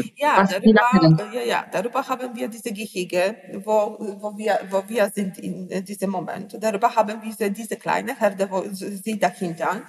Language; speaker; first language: German; non-native, learner; Polish